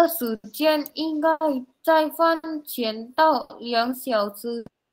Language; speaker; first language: Chinese; non-native, learner; Indonesian